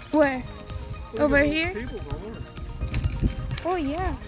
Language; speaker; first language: English; non-native, local second language; Filipino